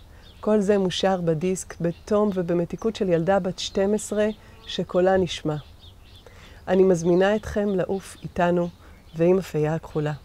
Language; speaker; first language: Hebrew; native; Hebrew